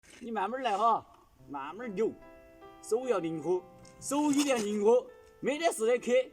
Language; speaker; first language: Chinese; native; Chinese